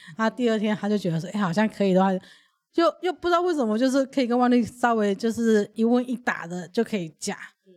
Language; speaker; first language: Chinese; early bilingual, other home language; Burmese